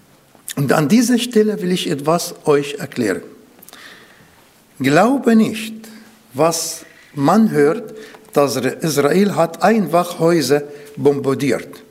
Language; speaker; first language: German; non-native, fluent; Arabic